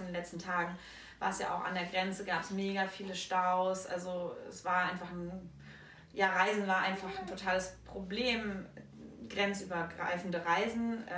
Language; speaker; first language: German; native; German